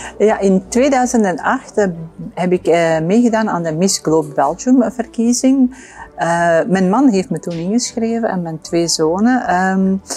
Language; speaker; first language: Dutch; non-native, fluent; Bosnian